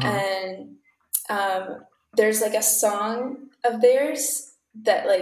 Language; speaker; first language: English; native; English